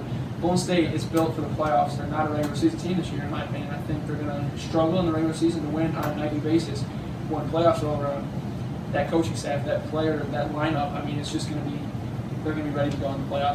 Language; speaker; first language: English; native; English